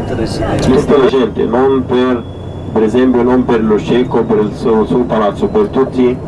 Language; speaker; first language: Italian; non-native, fluent; Arabic